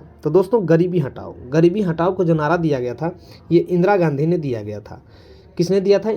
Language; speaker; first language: Hindi; native; Hindi